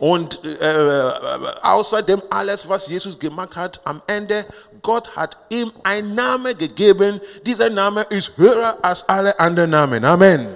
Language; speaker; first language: German; non-native, learner; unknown